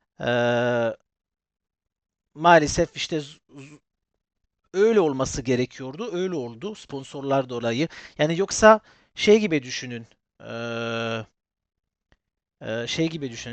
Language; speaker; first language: Turkish; early bilingual, heritage; Turkish